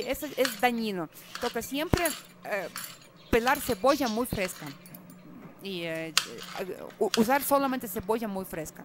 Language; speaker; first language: Spanish; non-native, fluent; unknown